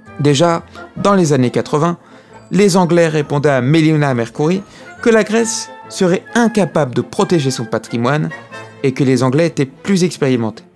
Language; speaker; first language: French; native; French